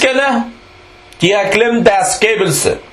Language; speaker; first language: Danish; non-native, fluent; Arabic